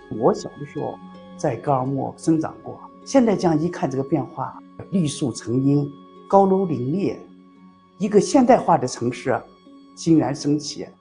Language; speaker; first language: Chinese; native; Chinese